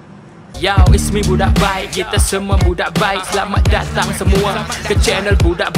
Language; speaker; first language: Malay; native; Malay